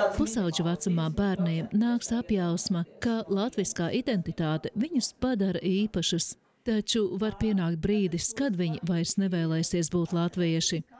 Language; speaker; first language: Latvian; native; Latvian